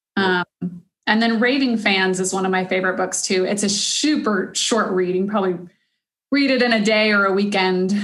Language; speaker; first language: English; native; English